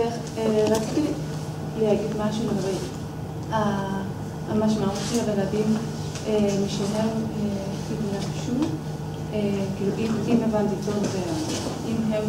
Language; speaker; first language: Hebrew; non-native, fluent; Spanish